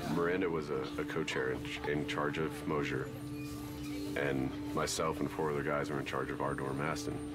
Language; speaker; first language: English; native; English